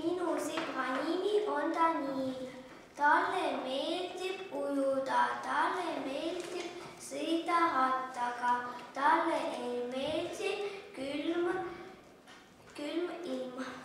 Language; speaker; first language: Estonian; non-native, local second language; Russian